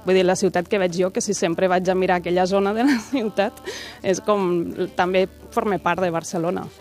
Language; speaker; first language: Catalan; native; Catalan